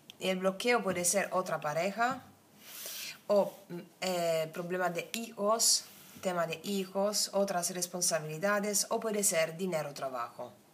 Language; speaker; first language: Spanish; non-native, fluent; Italian